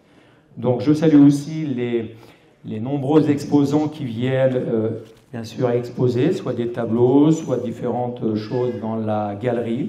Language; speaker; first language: French; native; French